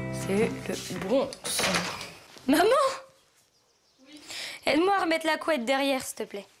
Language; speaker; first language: French; native; French